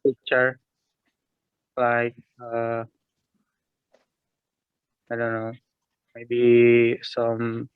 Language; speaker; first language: English; non-native, learner; Indonesian